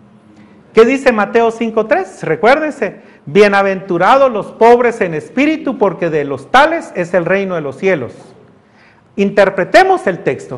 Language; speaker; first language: Spanish; native; Spanish